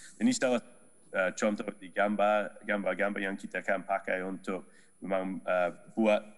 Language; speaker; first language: Indonesian; non-native, learner; Dutch